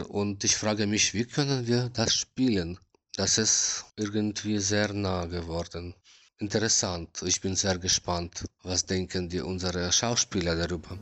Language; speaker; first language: German; non-native, learner; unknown